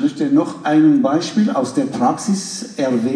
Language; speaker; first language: German; non-native, fluent; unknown